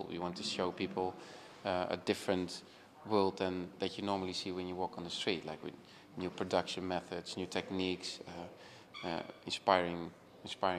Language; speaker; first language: English; non-native, fluent; Dutch